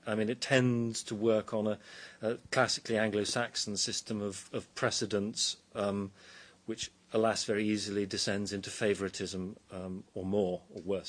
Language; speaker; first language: English; native; English